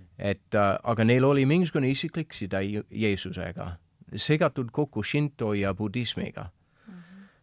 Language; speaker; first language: Estonian; non-native, fluent; English